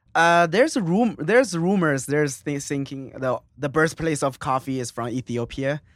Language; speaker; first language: English; non-native, fluent; Chinese